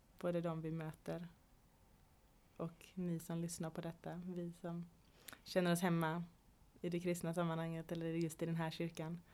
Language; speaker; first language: Swedish; native; Swedish